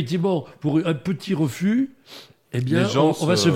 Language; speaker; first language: French; native; French